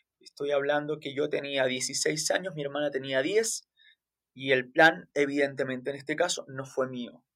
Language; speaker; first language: Spanish; native; Spanish